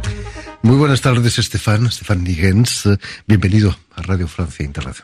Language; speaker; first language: Spanish; native; Spanish